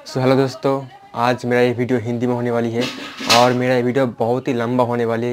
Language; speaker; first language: Hindi; non-native, local second language; Bangla